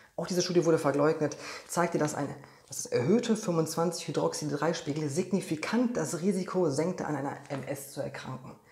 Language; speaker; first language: German; non-native, fluent; Polish